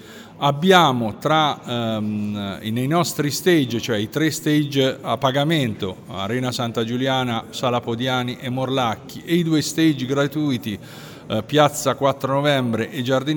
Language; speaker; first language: Italian; native; Italian